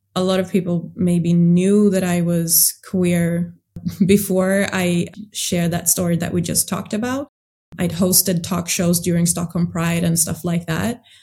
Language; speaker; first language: English; early bilingual, other home language; Swedish